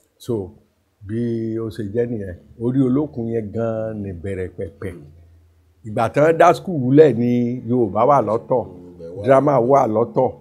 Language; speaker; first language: Yoruba; native; Yoruba